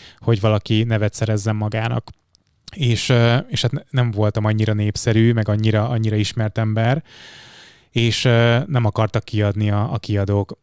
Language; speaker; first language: Hungarian; native; Hungarian